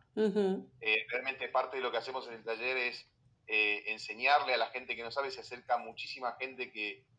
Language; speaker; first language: Spanish; native; Spanish